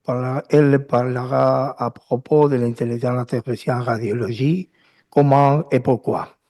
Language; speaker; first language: French; non-native, learner; Spanish